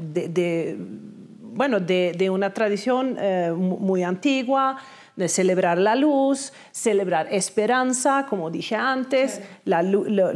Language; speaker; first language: Spanish; non-native, fluent; Swedish